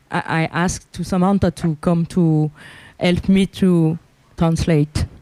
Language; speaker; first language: English; non-native, learner; Italian